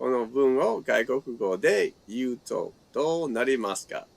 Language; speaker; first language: Japanese; non-native, fluent; English